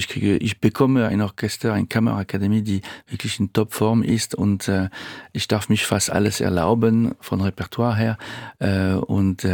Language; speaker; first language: German; non-native, fluent; French